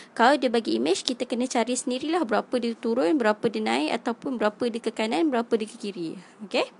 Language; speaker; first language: Malay; native; Malay